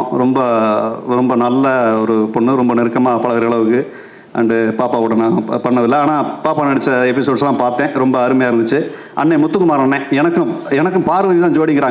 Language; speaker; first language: Tamil; native; Tamil